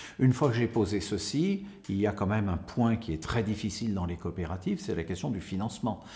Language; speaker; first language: French; native; French